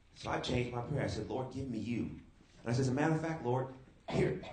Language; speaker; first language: English; native; English